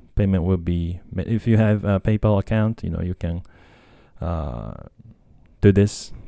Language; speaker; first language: English; non-native, fluent; Japanese